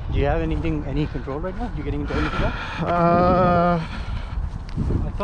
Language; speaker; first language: English; native; English